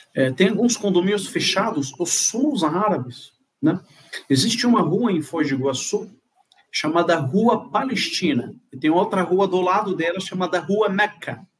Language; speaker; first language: Portuguese; non-native, fluent; Arabic